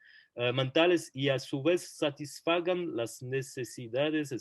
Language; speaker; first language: Spanish; non-native, fluent; French